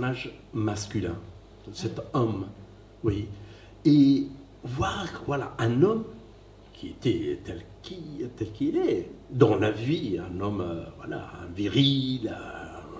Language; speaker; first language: French; non-native, fluent; Persian